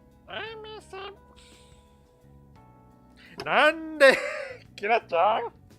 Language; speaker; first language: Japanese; non-native, fluent; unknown